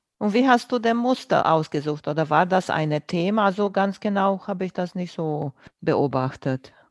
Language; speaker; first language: German; non-native, fluent; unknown